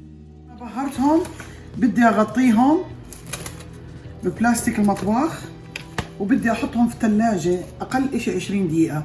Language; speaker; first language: Arabic; native; Arabic